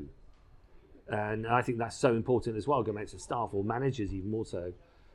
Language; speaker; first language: English; native; English